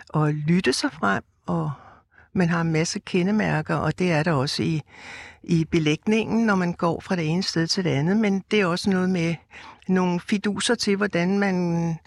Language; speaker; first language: Danish; native; Danish